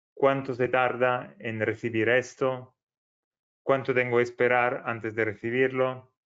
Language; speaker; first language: Spanish; non-native, fluent; Italian